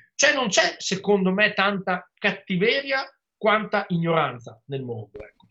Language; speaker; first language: Italian; native; Italian